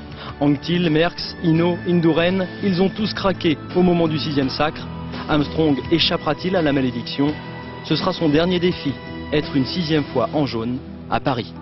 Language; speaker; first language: French; native; French